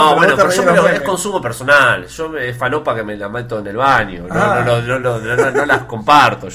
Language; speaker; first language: Spanish; native; Spanish